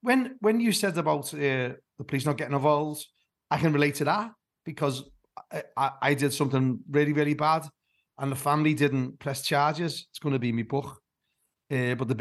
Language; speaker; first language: English; native; English